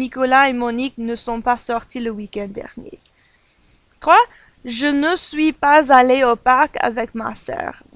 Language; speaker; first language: French; non-native, fluent; English